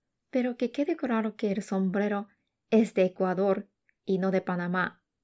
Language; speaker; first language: Spanish; non-native, fluent; Japanese